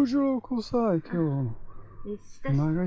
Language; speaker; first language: Japanese; non-native, learner; French